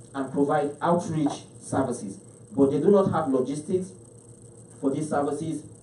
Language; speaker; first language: English; non-native, local second language; Hausa